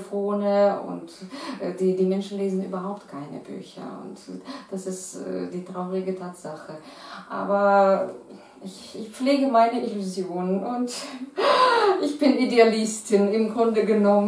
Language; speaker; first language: German; non-native, fluent; Russian